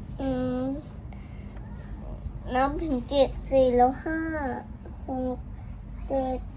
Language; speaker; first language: Thai; native; Thai